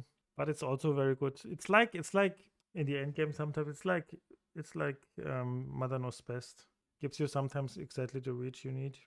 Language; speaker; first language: English; non-native, fluent; German